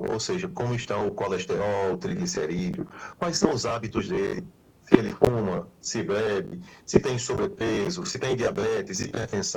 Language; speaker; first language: Portuguese; native; Portuguese